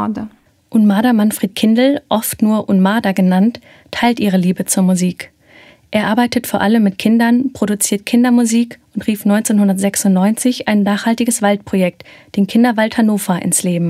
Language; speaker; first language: German; native; German